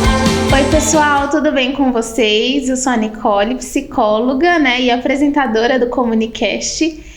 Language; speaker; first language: Portuguese; native; Portuguese